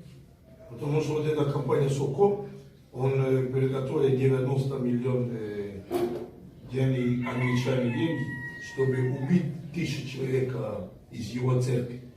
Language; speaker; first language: Russian; non-native, fluent; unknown